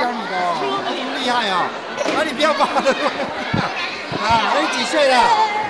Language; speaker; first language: Chinese; native; Chinese